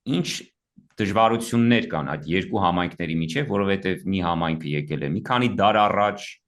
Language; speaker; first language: Armenian; native; Armenian